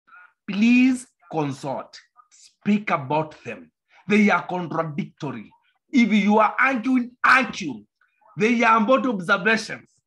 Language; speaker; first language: English; non-native, local second language; Kamba